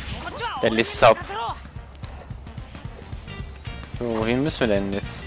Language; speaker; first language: German; native; German